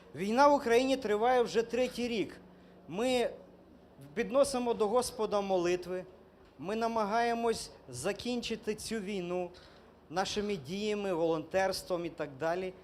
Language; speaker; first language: Ukrainian; non-native, local second language; Russian